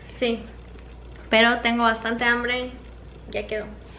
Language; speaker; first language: Spanish; native; Spanish